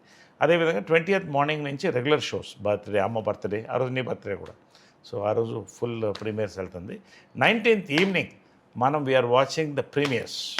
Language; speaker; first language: Telugu; native; Telugu